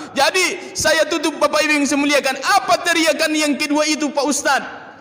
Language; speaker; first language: Malay; native; Malay